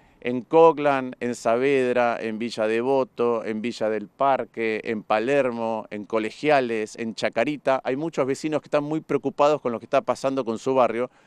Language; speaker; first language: Spanish; native; Spanish